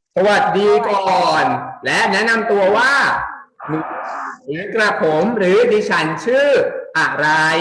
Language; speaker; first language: Thai; native; Thai